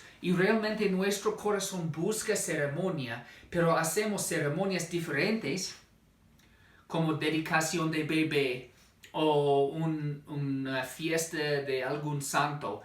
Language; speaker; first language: Spanish; non-native, fluent; English